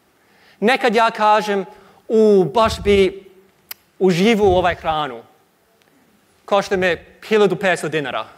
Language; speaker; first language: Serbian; non-native, learner; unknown